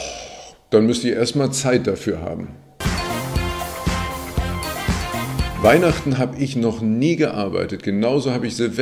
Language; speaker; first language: German; native; German